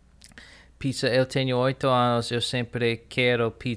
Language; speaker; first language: Portuguese; non-native, learner; English